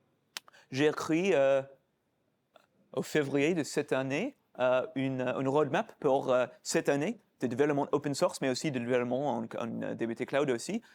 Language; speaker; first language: French; non-native, fluent; English